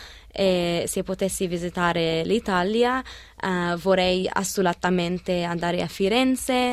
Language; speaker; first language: Italian; non-native, learner; Arabic